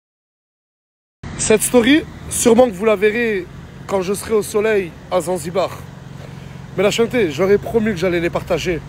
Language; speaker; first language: French; native; French